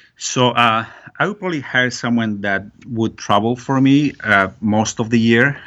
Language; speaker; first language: English; non-native, fluent; Spanish